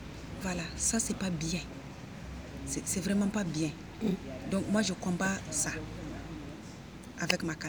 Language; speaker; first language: French; non-native, local second language; Hausa